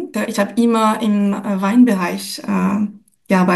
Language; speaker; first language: German; non-native, fluent; French